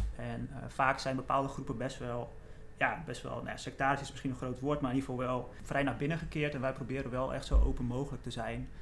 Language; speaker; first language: Dutch; native; Dutch